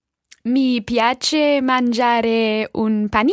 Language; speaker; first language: Italian; non-native, learner; English